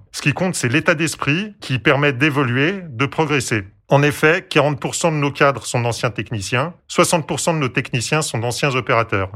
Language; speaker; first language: French; native; French